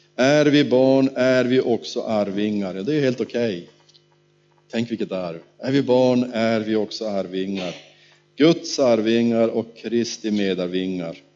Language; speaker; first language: Swedish; native; Swedish